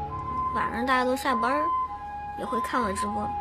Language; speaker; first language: Chinese; native; Chinese